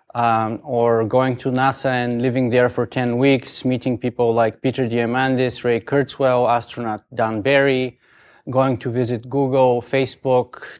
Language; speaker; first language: English; non-native, fluent; Bulgarian